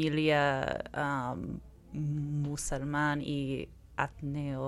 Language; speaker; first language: Spanish; non-native, fluent; English